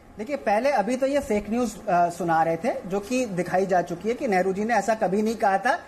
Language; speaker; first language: Hindi; native; Hindi